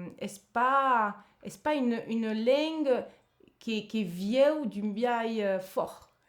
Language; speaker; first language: Occitan; non-native, local second language; French